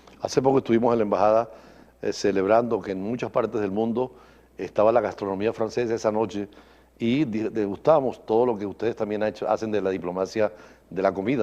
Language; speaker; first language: Spanish; native; Spanish